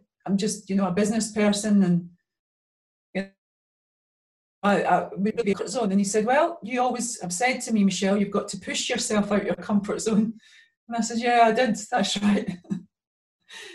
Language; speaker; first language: English; native; English